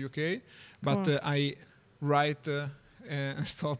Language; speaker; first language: English; non-native, learner; Italian